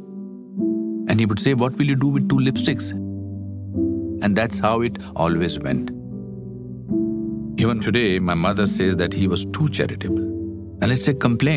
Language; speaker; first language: English; non-native, local second language; Kashmiri